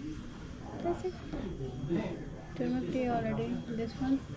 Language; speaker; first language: English; non-native, local second language; Hindi